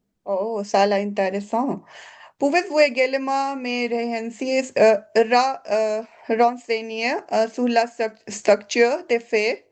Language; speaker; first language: French; non-native, learner; Punjabi